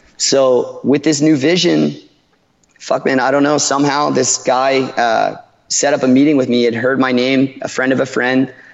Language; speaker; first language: English; native; English